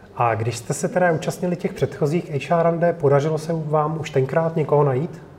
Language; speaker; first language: Czech; early bilingual, other home language; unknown